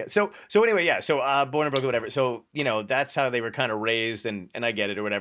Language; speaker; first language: English; native; English